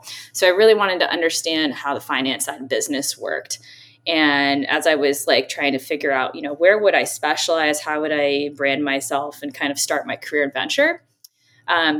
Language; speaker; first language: English; native; English